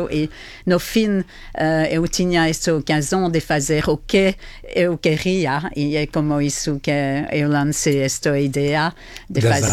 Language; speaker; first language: Portuguese; non-native, learner; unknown